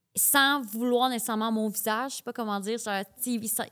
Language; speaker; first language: French; native; French